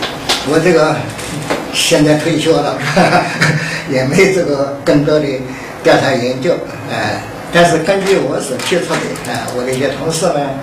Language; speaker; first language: Chinese; native; Chinese